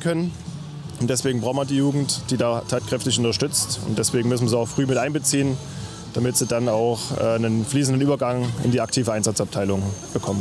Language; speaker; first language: German; native; German